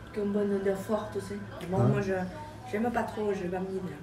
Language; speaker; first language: French; non-native, learner; Vietnamese